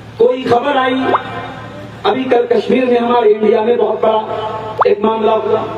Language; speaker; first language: Urdu; native; Urdu